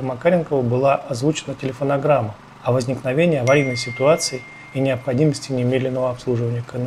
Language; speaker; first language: Russian; native; Russian